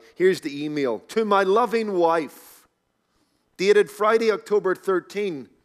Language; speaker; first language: English; native; English